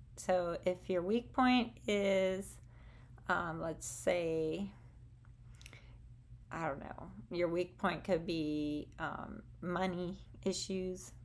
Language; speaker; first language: English; native; English